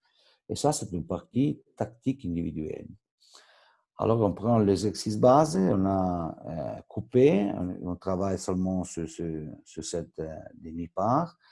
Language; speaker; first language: French; non-native, local second language; Italian